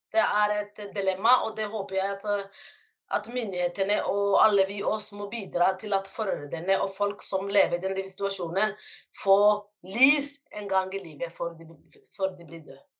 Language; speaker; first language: Norwegian; non-native, fluent; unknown